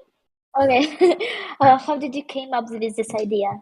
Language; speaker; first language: English; non-native, learner; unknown